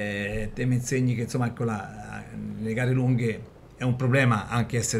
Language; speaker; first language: Italian; native; Italian